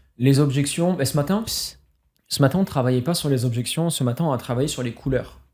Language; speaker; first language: French; native; French